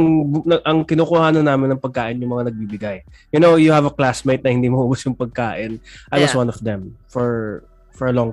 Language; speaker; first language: English; non-native, local second language; Filipino